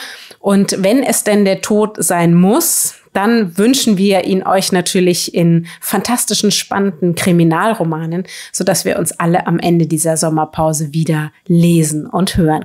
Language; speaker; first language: German; native; German